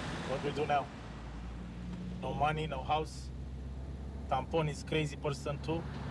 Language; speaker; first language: English; non-native, learner; Romanian